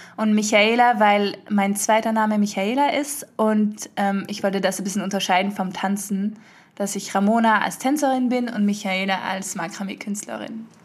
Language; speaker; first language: German; early bilingual, heritage; German